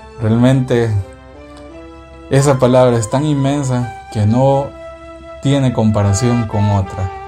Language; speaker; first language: Spanish; native; Spanish